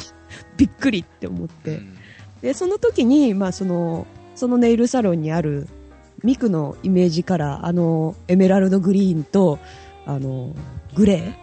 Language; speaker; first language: Japanese; native; Japanese